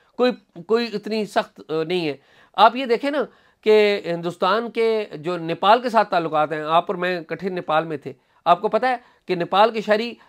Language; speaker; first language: Urdu; non-native, local second language; Punjabi